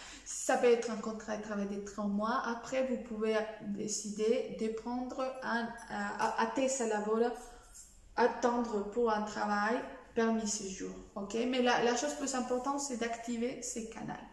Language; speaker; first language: French; non-native, fluent; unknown